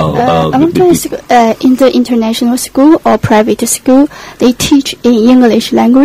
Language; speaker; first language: English; non-native, local second language; Chinese